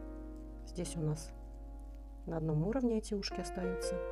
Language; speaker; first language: Russian; native; Russian